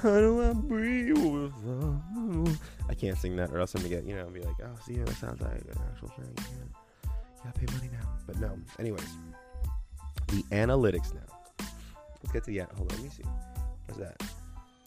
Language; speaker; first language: English; native; English